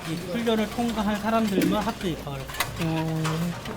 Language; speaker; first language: Korean; native; Korean